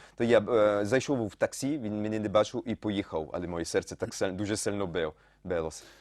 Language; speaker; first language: Ukrainian; early bilingual, heritage; Ukrainian